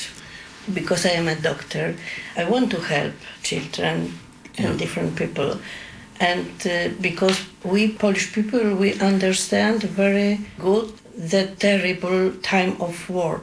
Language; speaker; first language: English; non-native, learner; Polish